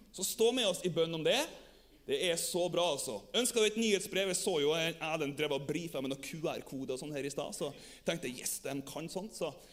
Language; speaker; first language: Norwegian; native; Norwegian